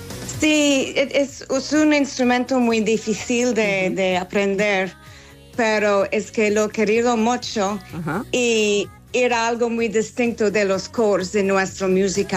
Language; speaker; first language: Spanish; non-native, learner; English